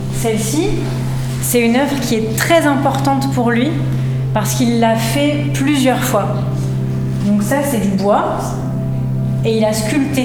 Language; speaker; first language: French; native; French